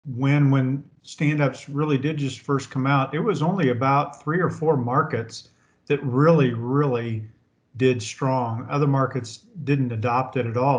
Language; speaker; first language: English; native; English